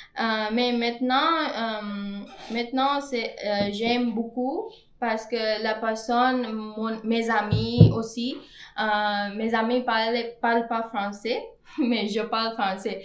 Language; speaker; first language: French; non-native, learner; Gujarati